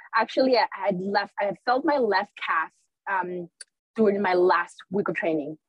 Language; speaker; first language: English; early bilingual, other home language; Spanish